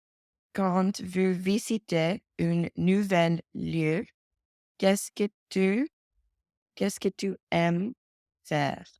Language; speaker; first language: French; non-native, learner; English